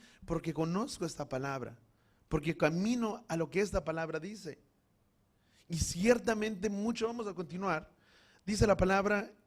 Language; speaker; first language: Spanish; native; Spanish